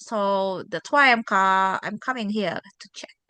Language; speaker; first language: English; non-native, fluent; Indonesian